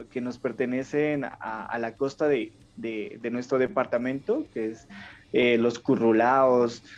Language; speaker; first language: Spanish; native; Spanish